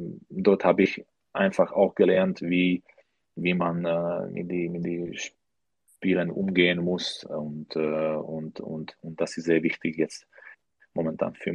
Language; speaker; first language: German; non-native, learner; Slovak